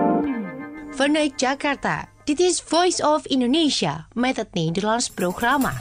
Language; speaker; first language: Dutch; non-native, learner; Indonesian